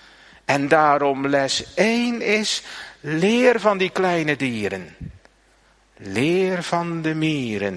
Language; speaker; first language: Dutch; native; Dutch